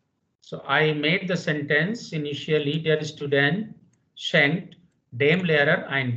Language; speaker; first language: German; non-native, fluent; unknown